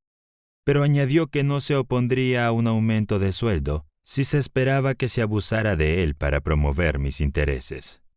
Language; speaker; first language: Spanish; native; Spanish